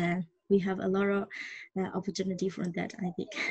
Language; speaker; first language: English; non-native, learner; Burmese